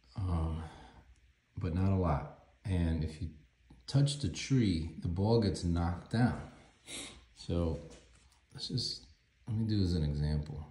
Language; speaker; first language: English; native; English